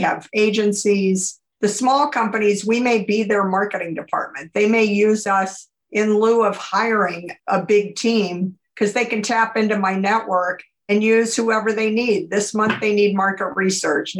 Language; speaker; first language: English; native; English